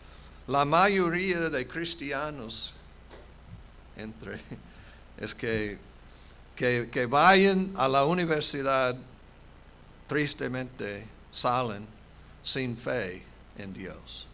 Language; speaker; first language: Spanish; non-native, fluent; English